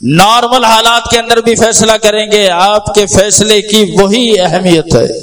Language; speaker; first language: Urdu; native; Urdu